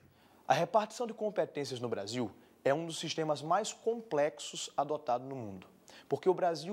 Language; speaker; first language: Portuguese; native; Portuguese